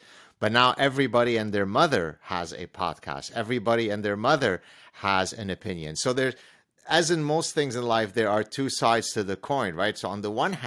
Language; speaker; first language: English; non-native, fluent; Arabic